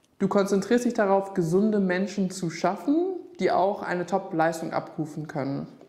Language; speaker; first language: German; native; German